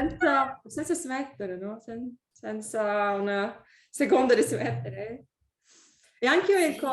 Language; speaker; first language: Italian; non-native, learner; English